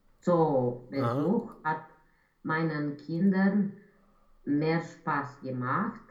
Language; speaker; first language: German; non-native, learner; Romanian